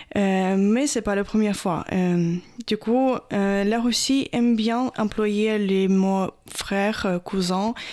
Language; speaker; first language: French; non-native, fluent; Russian